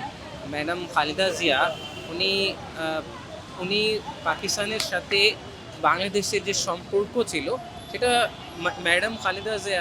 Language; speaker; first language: Bangla; non-native, fluent; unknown